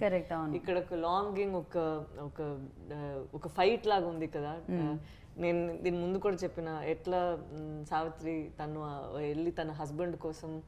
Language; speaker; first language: Telugu; non-native, fluent; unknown